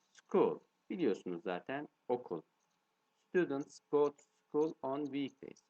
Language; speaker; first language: English; non-native, fluent; Turkish